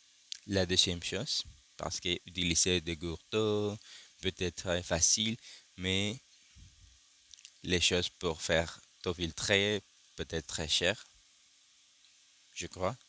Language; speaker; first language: French; non-native, learner; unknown